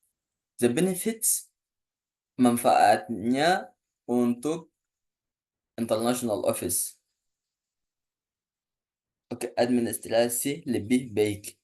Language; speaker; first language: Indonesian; non-native, learner; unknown